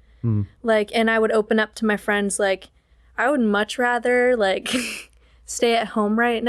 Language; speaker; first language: English; native; English